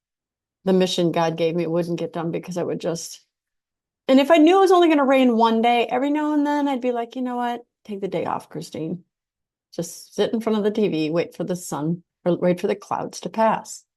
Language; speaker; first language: English; native; English